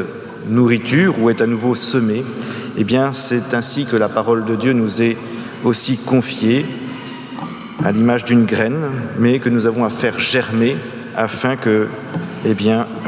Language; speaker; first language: French; native; French